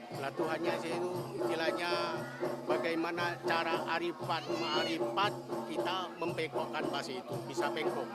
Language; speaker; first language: Indonesian; non-native, local second language; Achinese